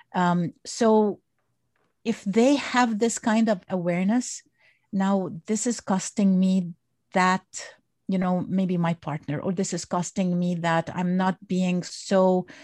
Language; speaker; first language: English; non-native, fluent; Arabic